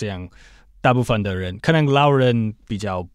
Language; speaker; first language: Chinese; non-native, fluent; English